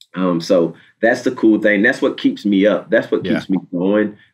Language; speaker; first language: English; native; English